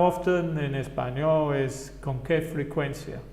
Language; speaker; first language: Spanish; non-native, fluent; English